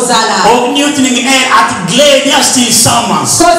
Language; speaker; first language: Swedish; non-native, learner; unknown